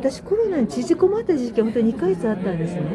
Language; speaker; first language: Japanese; native; Japanese